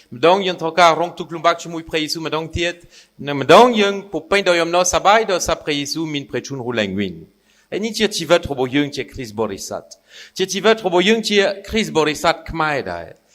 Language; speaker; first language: Khmer; non-native, fluent; French